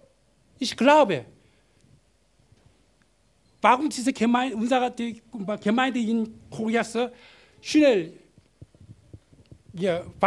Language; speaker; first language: German; non-native, learner; Korean